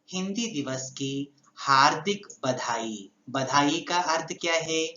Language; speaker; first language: Hindi; non-native, local second language; Telugu